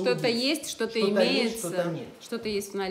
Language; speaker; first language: Russian; native; Russian